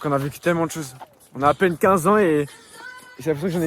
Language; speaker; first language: French; native; French